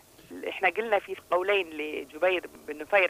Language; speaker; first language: Arabic; native; Arabic